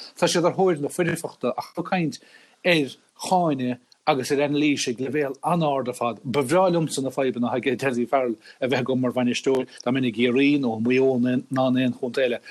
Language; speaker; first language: Irish; native; Irish